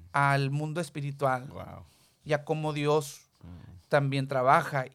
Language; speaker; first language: Spanish; early bilingual, heritage; Spanish